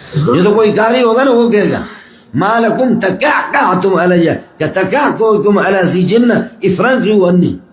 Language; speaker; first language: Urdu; non-native, local second language; Baluchi